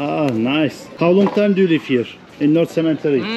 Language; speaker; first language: English; non-native, learner; Turkish